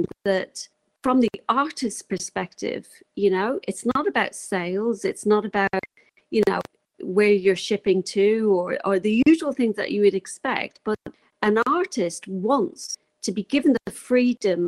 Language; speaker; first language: English; native; English